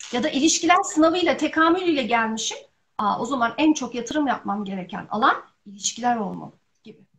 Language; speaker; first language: Turkish; early bilingual, heritage; Turkish